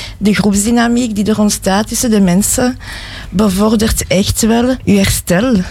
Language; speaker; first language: Dutch; native; Dutch